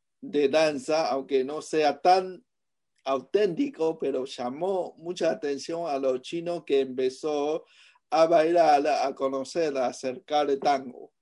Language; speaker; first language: Spanish; non-native, fluent; Chinese